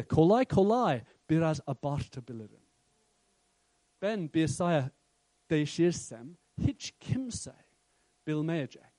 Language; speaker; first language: Turkish; non-native, fluent; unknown